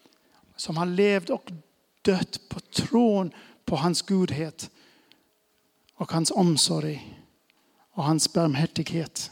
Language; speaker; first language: Swedish; non-native, fluent; English